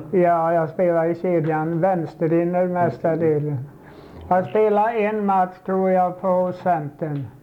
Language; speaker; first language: Swedish; native; Swedish